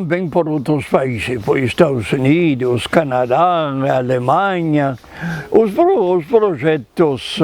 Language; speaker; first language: Portuguese; non-native, fluent; French